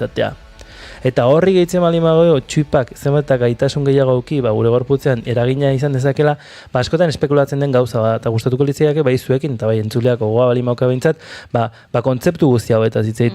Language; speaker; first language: Basque; native; Basque